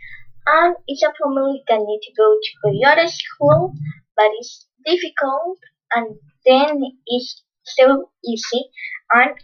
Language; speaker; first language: English; non-native, learner; Spanish